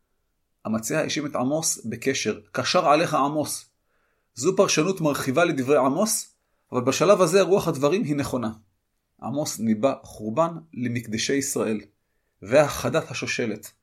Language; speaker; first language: Hebrew; native; Hebrew